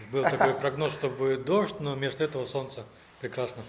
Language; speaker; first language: Russian; native; Russian